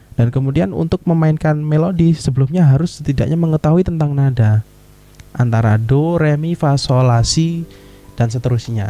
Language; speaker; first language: Indonesian; native; Indonesian